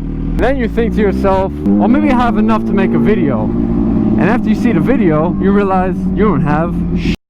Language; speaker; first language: English; native; English